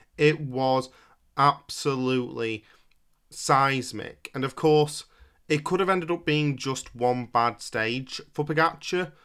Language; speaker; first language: English; native; English